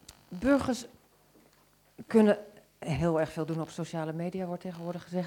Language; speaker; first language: Dutch; native; Dutch